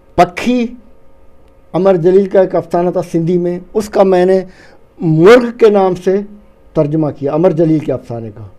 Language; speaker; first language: Urdu; non-native, local second language; Baluchi